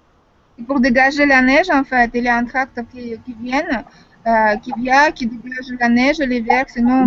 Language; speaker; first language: French; non-native, fluent; Russian